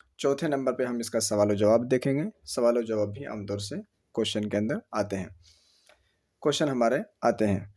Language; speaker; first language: Urdu; native; Urdu